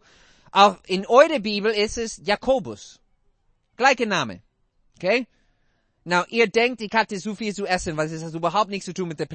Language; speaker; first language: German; non-native, fluent; English